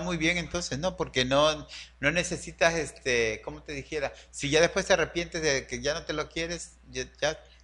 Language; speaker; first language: Spanish; native; Spanish